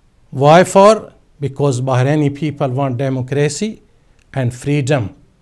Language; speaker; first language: English; non-native, local second language; Urdu